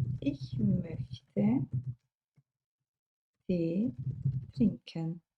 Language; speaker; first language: German; non-native, fluent; Turkish